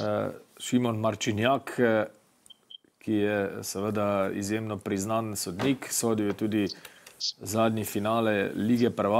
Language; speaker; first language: Slovenian; native; Slovenian